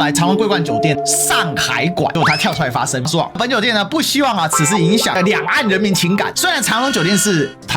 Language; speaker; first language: Chinese; native; Chinese